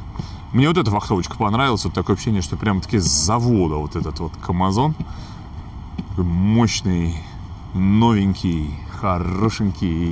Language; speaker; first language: Russian; native; Russian